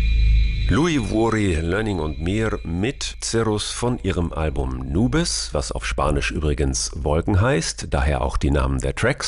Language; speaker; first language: German; native; German